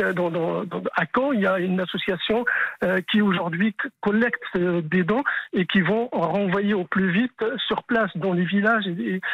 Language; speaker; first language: French; non-native, local second language; Arabic